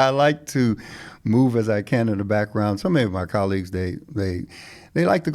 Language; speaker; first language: English; native; English